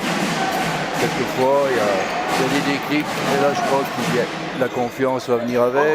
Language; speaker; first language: French; native; French